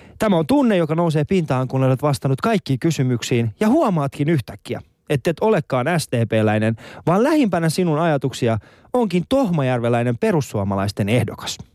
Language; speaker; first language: Finnish; early bilingual, other home language; Persian